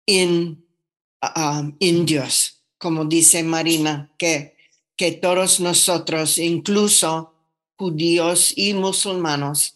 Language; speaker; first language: Spanish; non-native, fluent; English